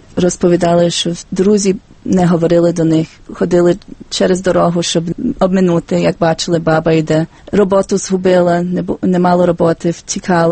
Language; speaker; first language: Ukrainian; early bilingual, heritage; Ukrainian